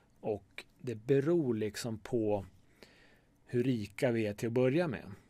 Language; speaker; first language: Swedish; native; Swedish